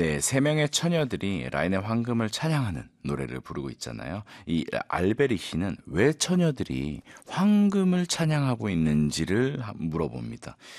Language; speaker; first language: Korean; native; Korean